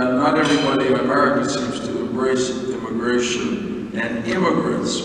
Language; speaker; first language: English; native; English